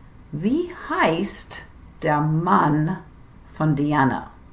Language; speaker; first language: German; non-native, fluent; English